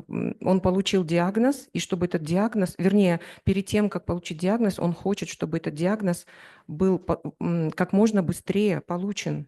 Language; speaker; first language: Russian; native; Russian